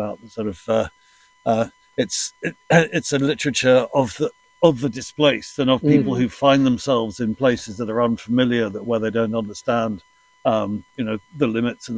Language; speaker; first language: English; native; English